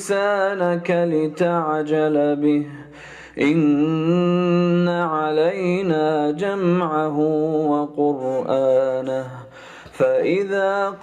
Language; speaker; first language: Arabic; native; Arabic